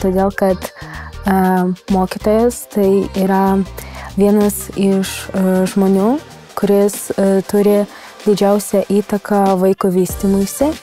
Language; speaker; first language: Lithuanian; non-native, local second language; Polish